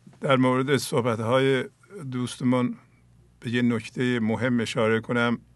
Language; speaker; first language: Persian; native; Persian